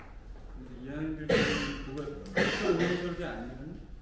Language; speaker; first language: Korean; native; Korean